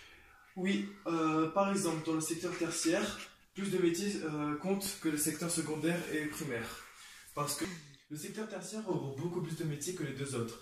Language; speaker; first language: French; native; French